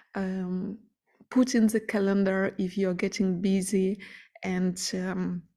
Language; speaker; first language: English; non-native, fluent; Ukrainian